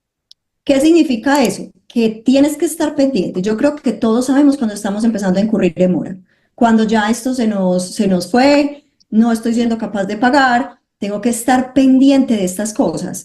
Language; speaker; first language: Spanish; native; Spanish